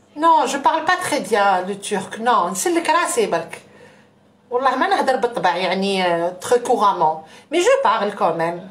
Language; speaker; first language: French; non-native, local second language; Arabic